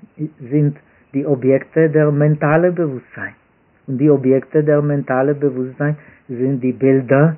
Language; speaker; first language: German; non-native, fluent; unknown